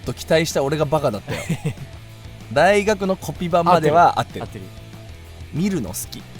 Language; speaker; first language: Japanese; native; Japanese